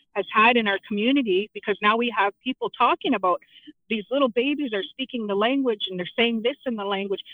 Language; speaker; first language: English; native; English